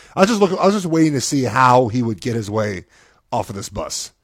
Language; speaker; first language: English; native; English